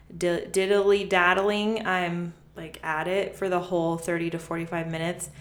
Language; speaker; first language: English; native; English